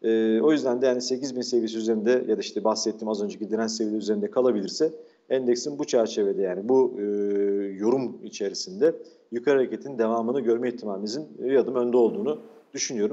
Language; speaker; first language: Turkish; native; Turkish